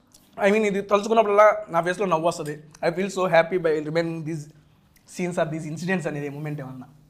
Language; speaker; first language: Telugu; native; Telugu